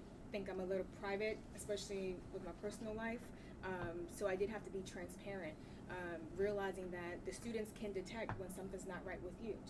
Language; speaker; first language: English; native; English